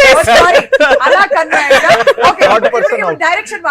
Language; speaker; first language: Telugu; native; Telugu